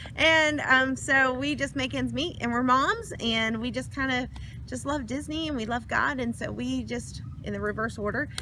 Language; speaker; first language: English; native; English